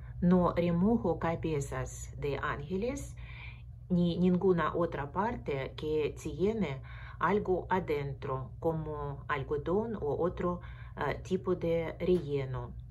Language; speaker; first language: Spanish; non-native, fluent; Russian